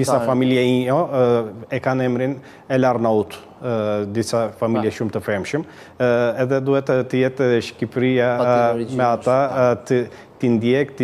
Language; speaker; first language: Albanian; early bilingual, heritage; Albanian